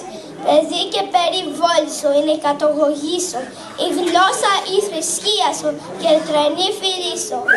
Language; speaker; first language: Greek; early bilingual, heritage; Greek